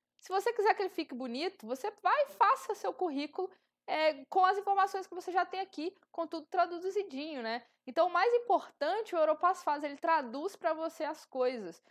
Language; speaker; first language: Portuguese; native; Portuguese